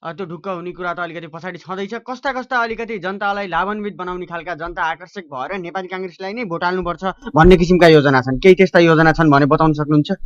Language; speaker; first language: Nepali; native; Nepali